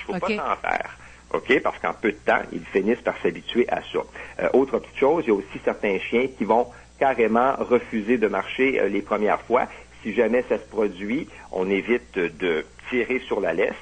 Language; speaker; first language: French; native; French